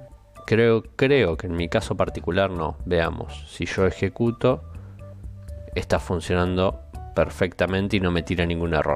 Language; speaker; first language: Spanish; native; Spanish